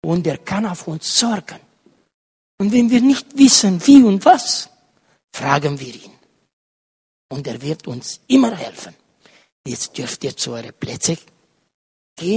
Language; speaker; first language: German; non-native, fluent; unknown